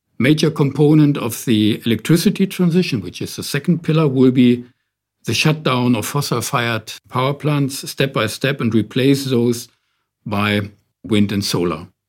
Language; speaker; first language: English; non-native, fluent; German